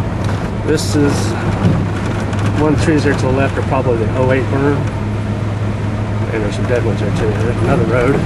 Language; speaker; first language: English; native; English